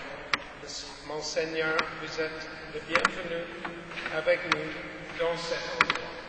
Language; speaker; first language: French; non-native, fluent; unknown